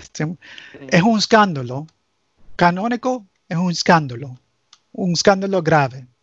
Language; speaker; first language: Spanish; early bilingual, heritage; English